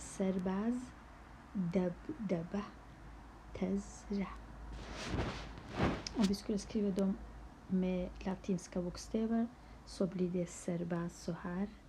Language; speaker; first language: Swedish; non-native, local second language; Kurdish